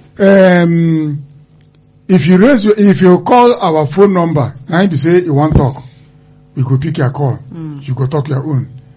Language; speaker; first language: Nigerian Pidgin; non-native, local second language; Yoruba